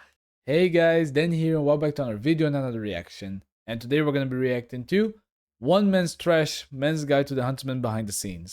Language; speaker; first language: English; non-native, fluent; Portuguese